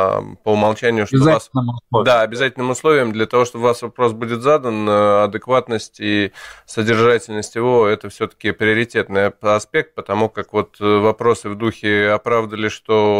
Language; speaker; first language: Russian; native; Russian